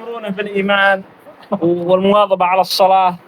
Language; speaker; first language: Arabic; native; Arabic